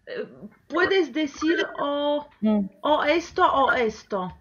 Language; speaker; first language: Spanish; non-native, fluent; Polish